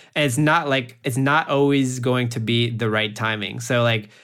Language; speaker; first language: English; early bilingual, heritage; French